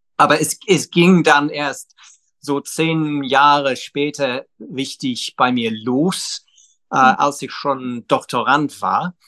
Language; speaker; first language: German; non-native, fluent; English